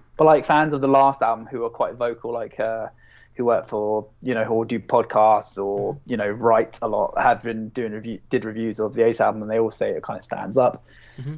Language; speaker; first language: English; native; English